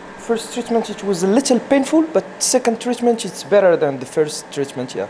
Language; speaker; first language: English; non-native, fluent; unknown